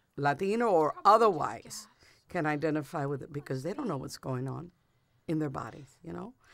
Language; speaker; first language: English; early bilingual, other home language; Spanish